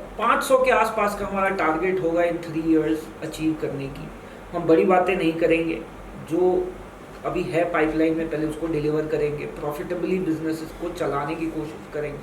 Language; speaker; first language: Hindi; native; Hindi